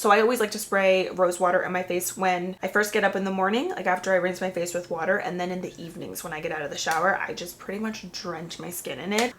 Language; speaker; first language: English; native; English